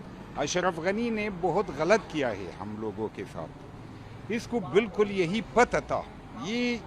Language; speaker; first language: Hindi; non-native, learner; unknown